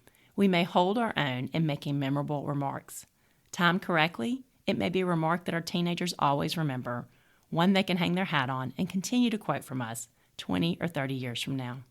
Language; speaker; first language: English; native; English